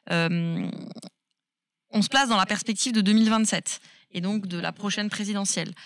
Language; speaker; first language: French; native; French